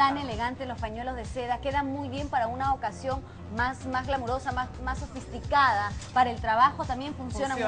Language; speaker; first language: Spanish; native; Spanish